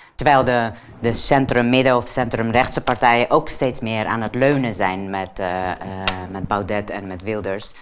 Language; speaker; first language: Dutch; non-native, fluent; Persian